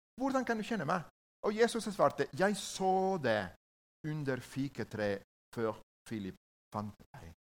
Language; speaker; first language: Norwegian; non-native, learner; Spanish